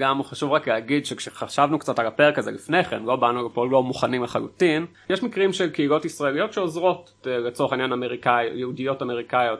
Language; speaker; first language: Hebrew; native; Hebrew